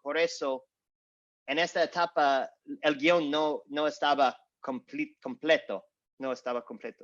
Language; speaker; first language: Spanish; non-native, learner; English